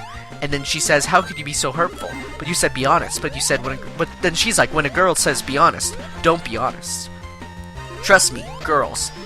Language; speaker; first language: English; native; English